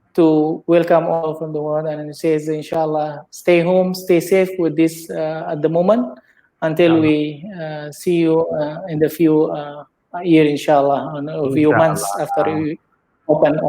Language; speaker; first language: English; non-native, learner; Indonesian